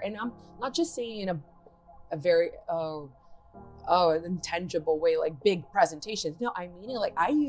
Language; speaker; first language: English; non-native, fluent; Portuguese